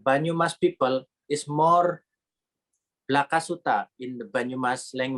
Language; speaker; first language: English; non-native, learner; Indonesian